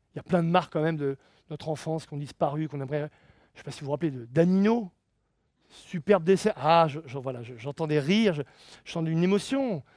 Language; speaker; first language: French; native; French